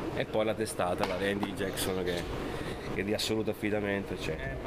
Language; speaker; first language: Italian; native; Italian